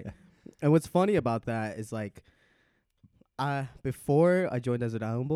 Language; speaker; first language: English; native; English